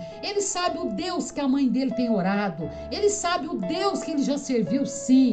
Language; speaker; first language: Portuguese; native; Portuguese